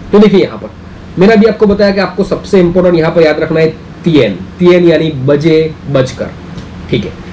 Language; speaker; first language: Hindi; native; Hindi